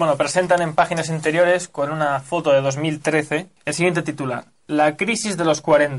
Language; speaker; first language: Spanish; native; Spanish